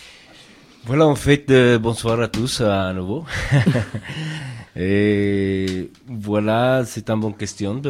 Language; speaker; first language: French; non-native, fluent; Spanish